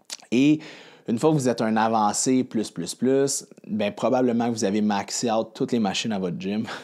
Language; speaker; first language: French; native; French